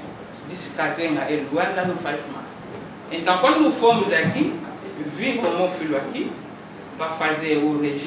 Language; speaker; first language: Portuguese; non-native, local second language; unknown